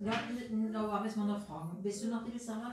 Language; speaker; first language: German; native; German